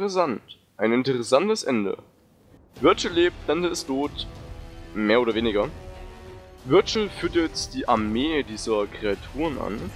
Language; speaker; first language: German; native; German